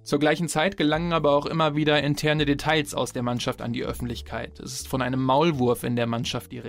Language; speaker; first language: German; native; German